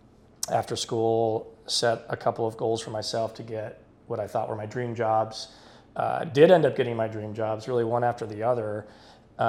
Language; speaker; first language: English; native; English